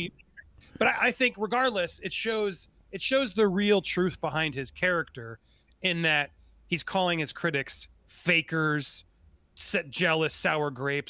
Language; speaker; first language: English; native; English